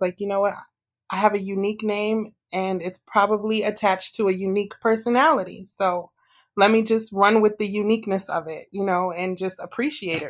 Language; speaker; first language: English; native; English